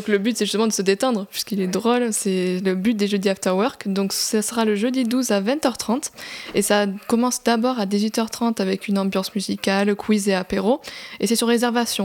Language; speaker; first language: French; native; French